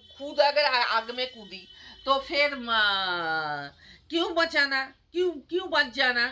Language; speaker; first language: Hindi; non-native, local second language; Bangla